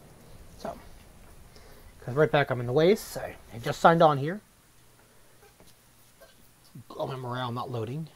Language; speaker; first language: English; native; English